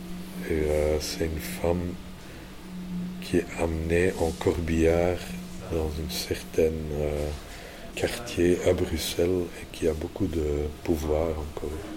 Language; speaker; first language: French; non-native, local second language; Dutch